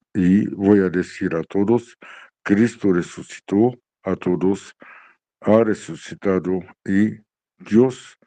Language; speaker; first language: Spanish; non-native, learner; Arabic